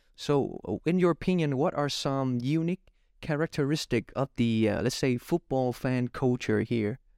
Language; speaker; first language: English; non-native, fluent; Vietnamese